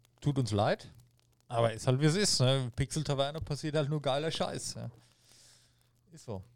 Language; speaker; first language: German; native; German